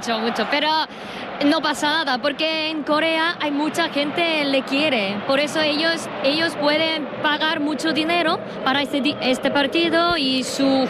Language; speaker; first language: Spanish; non-native, learner; Korean